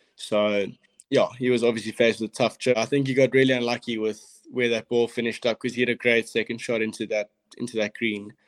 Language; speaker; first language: English; native; English